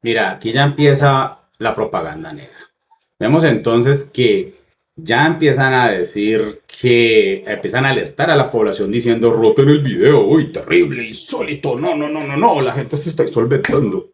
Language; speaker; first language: Spanish; native; Spanish